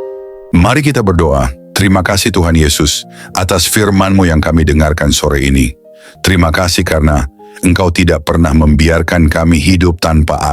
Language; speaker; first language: Indonesian; native; Indonesian